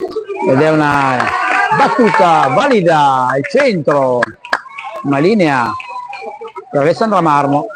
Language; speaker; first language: Italian; native; Italian